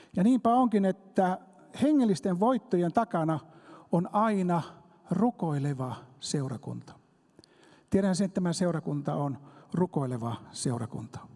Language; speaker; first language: Finnish; native; Finnish